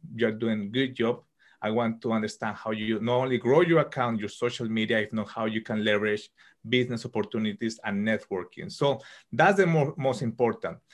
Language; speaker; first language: English; non-native, fluent; Spanish